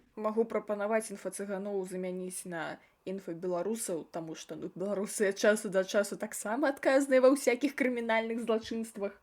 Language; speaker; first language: Belarusian; native; Belarusian